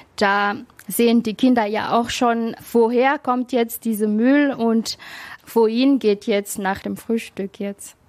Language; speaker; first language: German; non-native, learner; Malagasy